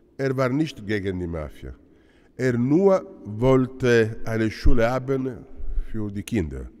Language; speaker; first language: German; non-native, fluent; Italian